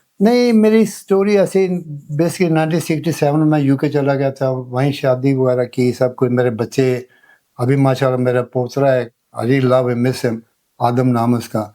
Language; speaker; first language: Urdu; non-native, local second language; Punjabi